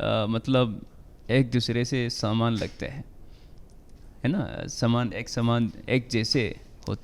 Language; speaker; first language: Hindi; non-native, fluent; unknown